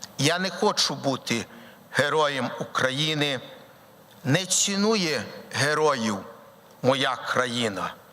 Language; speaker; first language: Ukrainian; early bilingual, heritage; Ukrainian